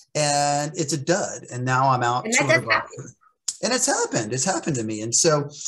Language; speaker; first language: English; native; English